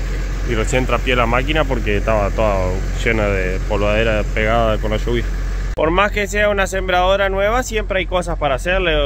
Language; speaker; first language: Spanish; native; Spanish